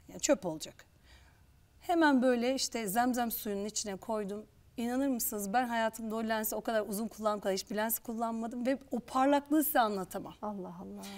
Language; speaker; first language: Turkish; native; Turkish